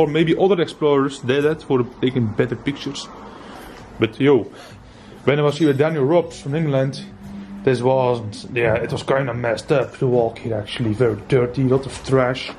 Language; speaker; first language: English; non-native, fluent; Dutch